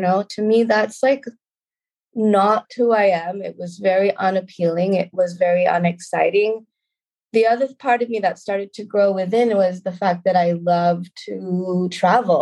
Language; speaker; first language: English; native; English